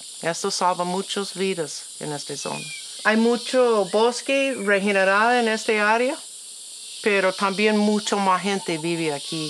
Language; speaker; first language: Spanish; non-native, learner; English